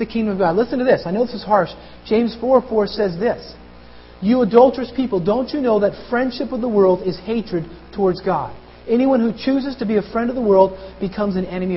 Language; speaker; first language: English; native; English